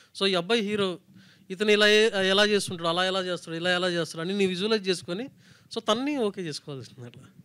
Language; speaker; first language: Telugu; native; Telugu